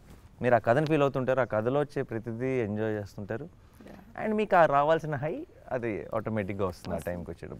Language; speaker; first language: Telugu; native; Telugu